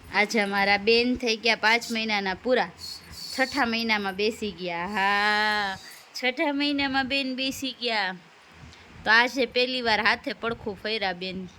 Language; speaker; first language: Gujarati; native; Gujarati